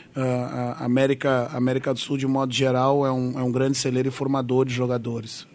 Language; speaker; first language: Portuguese; native; Portuguese